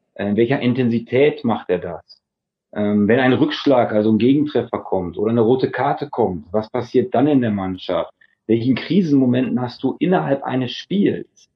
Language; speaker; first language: German; early bilingual, other home language; Dutch